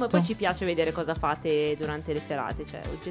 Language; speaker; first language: Italian; native; Italian